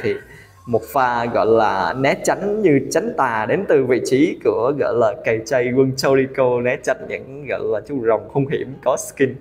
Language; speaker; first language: Vietnamese; native; Vietnamese